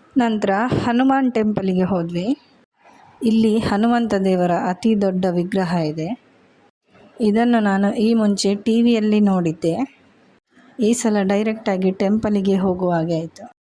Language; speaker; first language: Kannada; native; Kannada